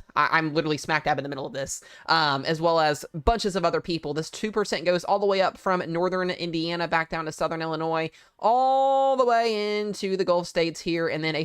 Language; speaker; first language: English; native; English